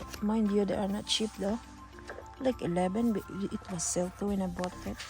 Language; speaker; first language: English; non-native, fluent; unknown